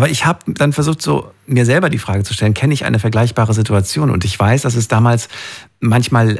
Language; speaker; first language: German; native; German